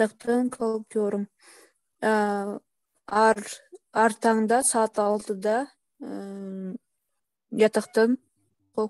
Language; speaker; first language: Turkish; non-native, learner; Kyrgyz